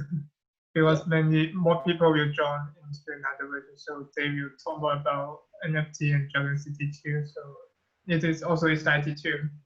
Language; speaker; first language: English; non-native, fluent; Chinese